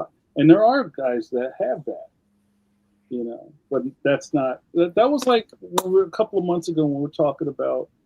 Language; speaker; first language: English; native; English